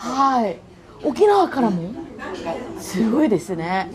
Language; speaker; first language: Japanese; non-native, fluent; Korean